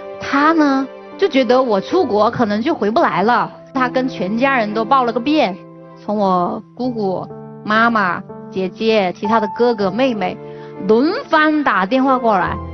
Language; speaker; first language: Chinese; non-native, local second language; Hakka Chinese